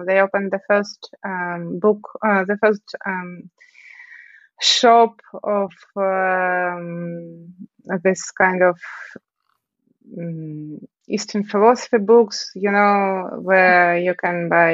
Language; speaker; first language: English; non-native, fluent; Russian